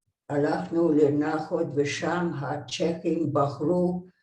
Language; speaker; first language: Hebrew; non-native, fluent; Hungarian